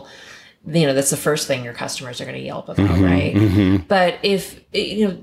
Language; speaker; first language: English; native; English